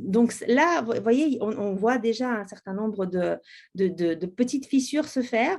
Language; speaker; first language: French; native; French